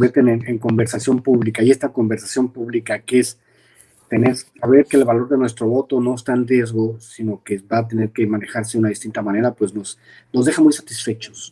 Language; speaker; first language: Spanish; native; Spanish